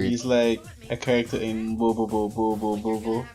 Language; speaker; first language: English; native; English